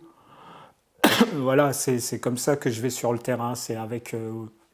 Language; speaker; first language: French; early bilingual, other home language; Arabic